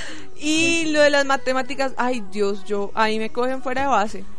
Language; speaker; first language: Spanish; native; Spanish